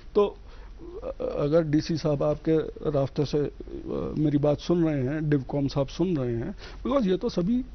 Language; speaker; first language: Hindi; native; Hindi